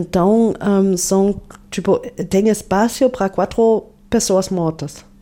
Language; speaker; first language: Portuguese; non-native, fluent; German